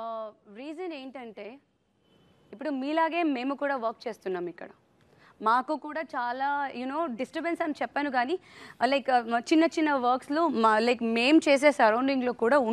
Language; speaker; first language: Telugu; native; Telugu